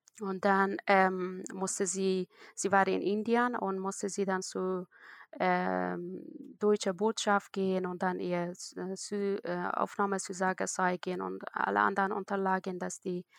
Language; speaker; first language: German; non-native, learner; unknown